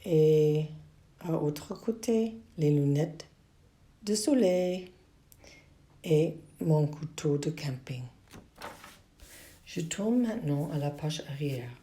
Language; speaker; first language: French; non-native, learner; English